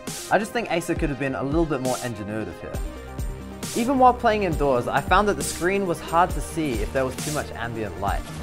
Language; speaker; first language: English; native; English